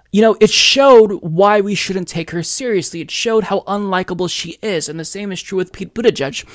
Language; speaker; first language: English; native; English